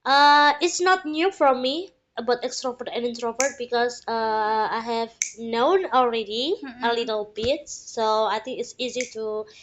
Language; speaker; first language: English; non-native, fluent; Indonesian